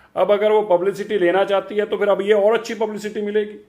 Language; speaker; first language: Hindi; non-native, local second language; Punjabi